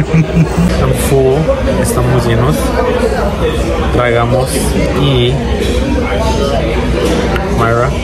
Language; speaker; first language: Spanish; early bilingual, heritage; Spanish